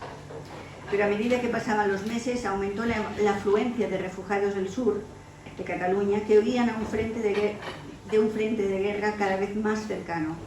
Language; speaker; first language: Spanish; native; Spanish